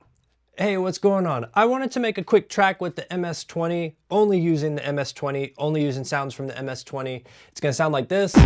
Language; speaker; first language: English; native; English